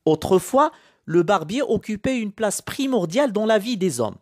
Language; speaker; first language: French; non-native, local second language; Arabic